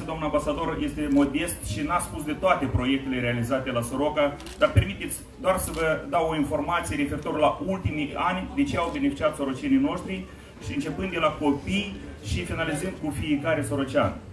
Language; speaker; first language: Romanian; native; Romanian